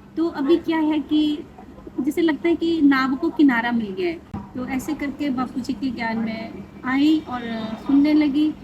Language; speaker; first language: Hindi; native; Hindi